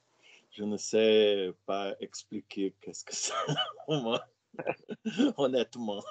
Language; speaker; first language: French; non-native, fluent; Portuguese